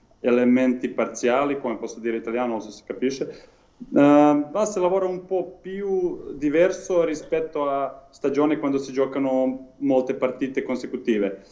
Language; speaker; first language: Italian; non-native, learner; Serbian